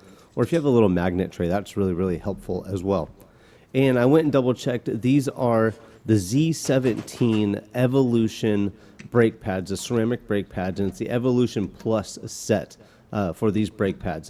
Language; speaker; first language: English; native; English